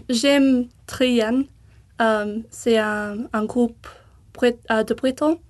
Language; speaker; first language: French; non-native, learner; English